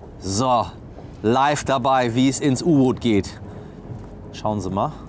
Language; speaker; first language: German; native; German